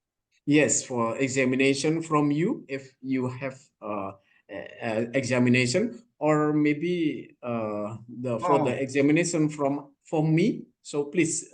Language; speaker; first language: English; non-native, learner; Indonesian